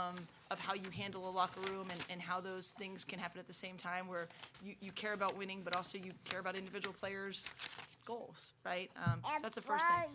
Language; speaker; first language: English; native; English